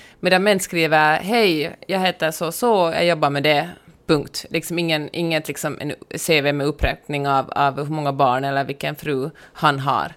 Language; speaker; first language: Swedish; native; Swedish